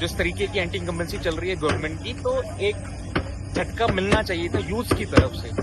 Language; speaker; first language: Hindi; native; Hindi